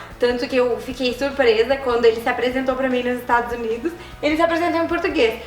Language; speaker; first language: Portuguese; native; Portuguese